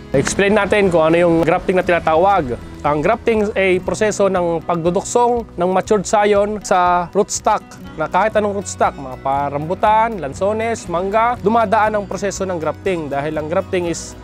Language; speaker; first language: Filipino; native; Filipino